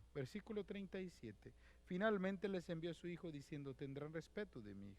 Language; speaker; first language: Spanish; native; Spanish